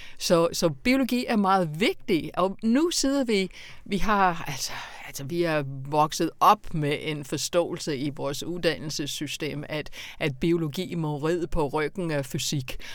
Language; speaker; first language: Danish; non-native, fluent; English